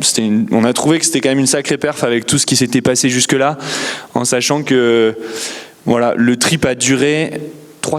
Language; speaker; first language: French; native; French